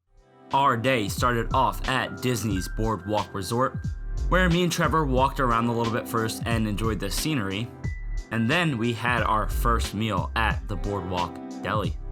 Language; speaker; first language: English; native; English